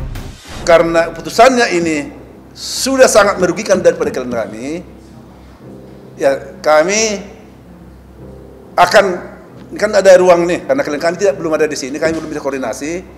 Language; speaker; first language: Indonesian; native; Indonesian